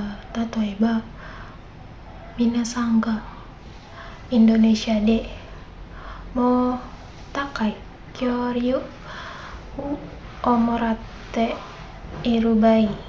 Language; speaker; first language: Japanese; non-native, learner; Indonesian